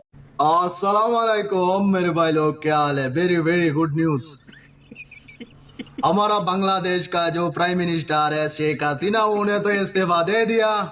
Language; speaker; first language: Hindi; non-native, learner; Bangla